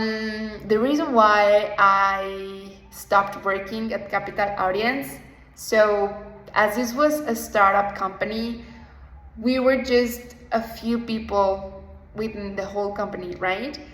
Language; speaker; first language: English; non-native, fluent; Spanish